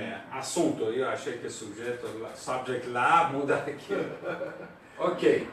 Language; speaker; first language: Portuguese; non-native, learner; Persian